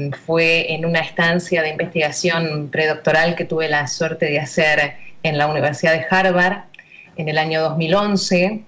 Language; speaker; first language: Spanish; native; Spanish